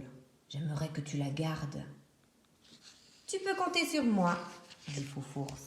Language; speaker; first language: French; native; French